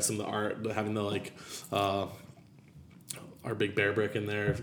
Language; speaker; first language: English; native; English